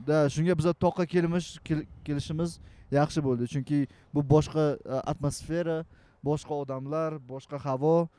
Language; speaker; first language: Uzbek; native; Uzbek